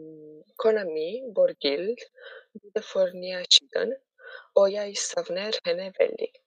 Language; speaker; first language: Norwegian; non-native, learner; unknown